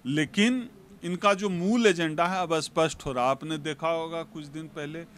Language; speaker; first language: Hindi; native; Hindi